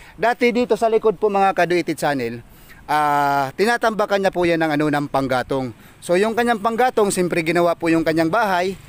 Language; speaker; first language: Filipino; non-native, local second language; Waray